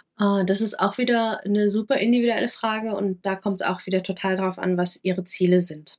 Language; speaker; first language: German; early bilingual, other home language; Vietnamese